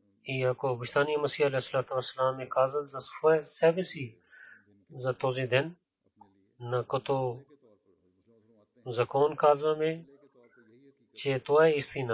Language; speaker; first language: Bulgarian; non-native, learner; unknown